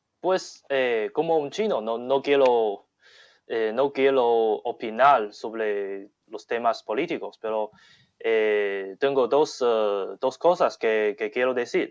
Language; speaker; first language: Spanish; non-native, learner; Chinese